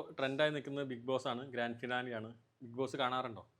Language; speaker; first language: Malayalam; native; Malayalam